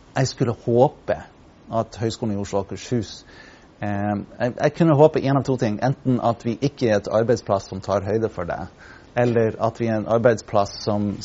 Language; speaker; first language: Norwegian; non-native, fluent; English